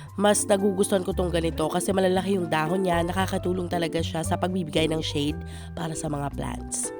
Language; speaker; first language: Filipino; non-native, local second language; Cebuano